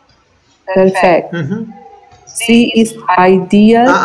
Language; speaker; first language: German; non-native, learner; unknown